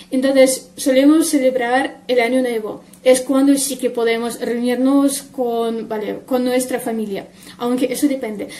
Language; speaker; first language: Spanish; non-native, fluent; Russian